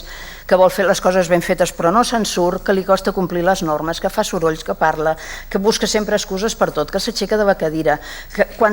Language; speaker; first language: Catalan; native; Catalan